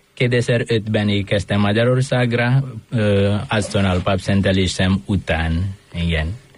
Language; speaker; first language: Hungarian; non-native, fluent; Indonesian